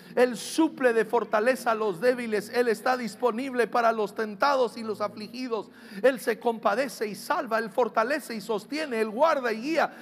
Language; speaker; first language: Spanish; non-native, fluent; English